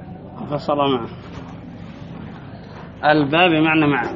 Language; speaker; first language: Arabic; native; Arabic